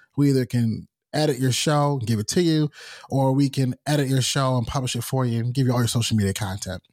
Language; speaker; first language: English; native; English